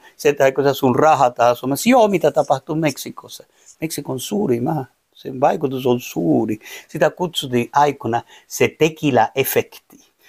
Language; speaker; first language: Finnish; non-native, fluent; Spanish